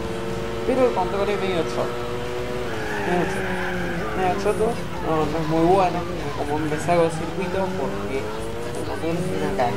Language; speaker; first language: Spanish; native; Spanish